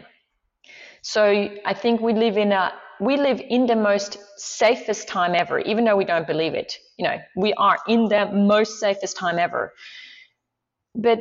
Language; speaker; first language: English; non-native, fluent; Swiss German